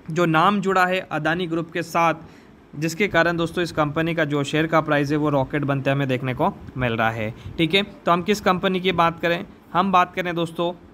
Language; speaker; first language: Hindi; native; Hindi